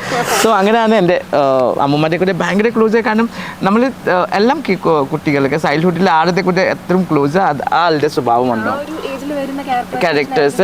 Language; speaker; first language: Malayalam; non-native, learner; Assamese